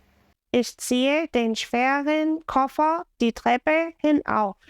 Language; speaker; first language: German; non-native, fluent; English